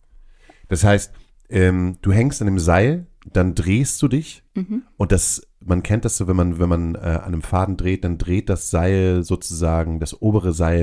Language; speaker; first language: German; native; German